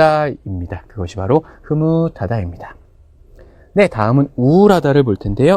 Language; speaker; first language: Korean; native; Korean